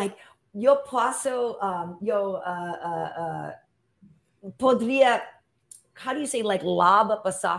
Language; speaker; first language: Portuguese; non-native, learner; English